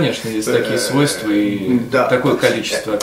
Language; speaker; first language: Russian; native; Russian